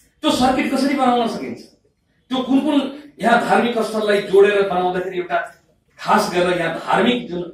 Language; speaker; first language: Nepali; non-native, local second language; Bhojpuri